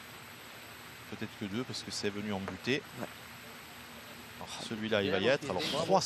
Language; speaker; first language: French; native; French